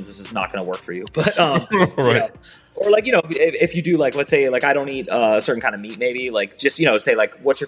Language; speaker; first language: English; native; English